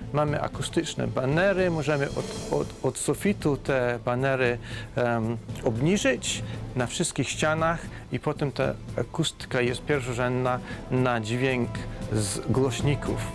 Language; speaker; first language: Polish; non-native, fluent; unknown